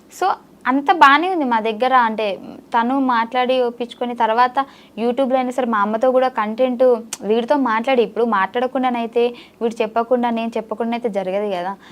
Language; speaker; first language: Telugu; native; Telugu